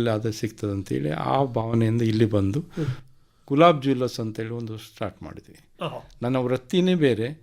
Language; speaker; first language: Kannada; native; Kannada